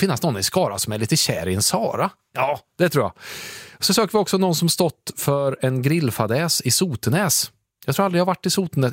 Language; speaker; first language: Swedish; native; Swedish